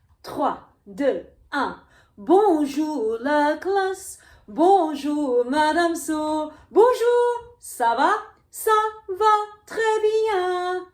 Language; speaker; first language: French; non-native, fluent; English